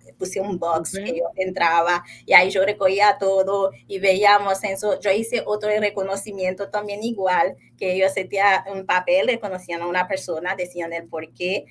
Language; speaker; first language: Spanish; non-native, fluent; Haitian Creole